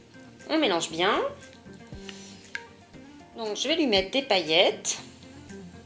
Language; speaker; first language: French; native; French